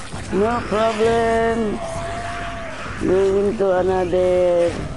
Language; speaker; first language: English; non-native, local second language; Filipino